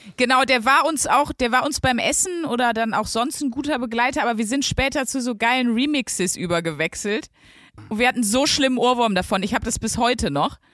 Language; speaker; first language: German; native; German